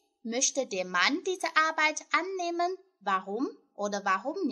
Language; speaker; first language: German; non-native, fluent; Chinese